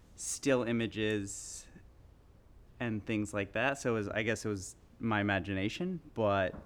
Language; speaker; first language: English; native; English